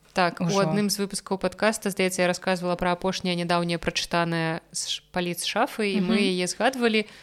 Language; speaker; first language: Belarusian; non-native, local second language; Russian